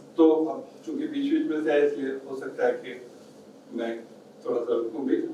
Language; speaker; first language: Hindi; native; Hindi